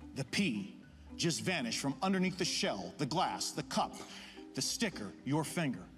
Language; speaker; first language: English; native; English